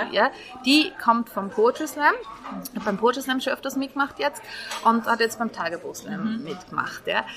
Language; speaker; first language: German; native; German